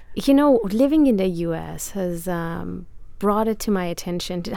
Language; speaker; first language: English; non-native, fluent; Persian